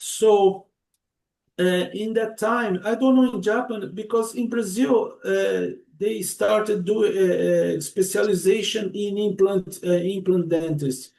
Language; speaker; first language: English; non-native, learner; Portuguese